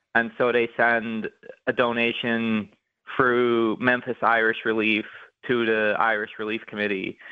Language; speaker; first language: English; native; English